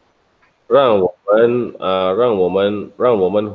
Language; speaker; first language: Chinese; non-native, learner; Indonesian